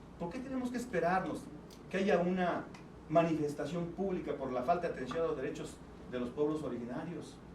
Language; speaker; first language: Spanish; non-native, local second language; Tzeltal